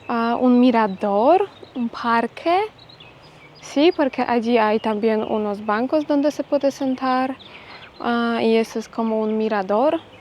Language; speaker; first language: Spanish; non-native, learner; Polish